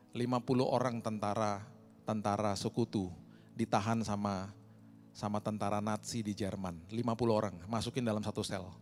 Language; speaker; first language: Indonesian; native; Indonesian